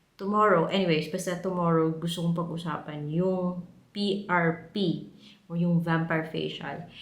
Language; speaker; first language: Filipino; non-native, local second language; Hiligaynon